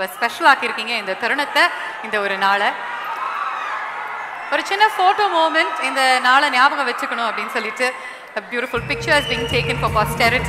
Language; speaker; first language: Tamil; native; Tamil